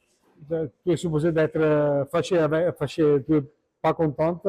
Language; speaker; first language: French; non-native, learner; Italian